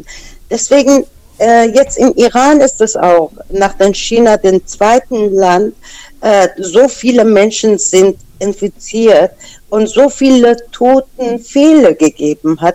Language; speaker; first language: German; non-native, fluent; Persian